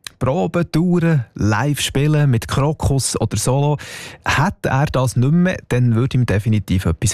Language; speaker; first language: German; native; German